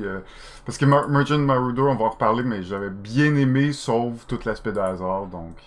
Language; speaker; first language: French; native; French